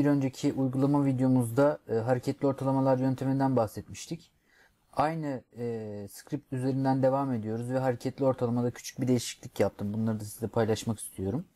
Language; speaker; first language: Turkish; native; Turkish